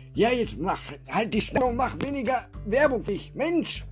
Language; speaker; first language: German; native; German